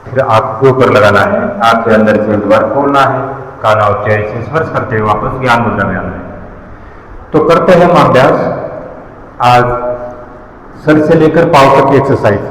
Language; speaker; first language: Hindi; non-native, local second language; Marathi